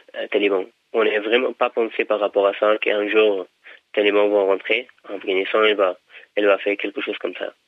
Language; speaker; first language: French; non-native, fluent; Persian